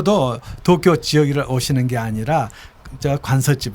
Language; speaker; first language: Korean; native; Korean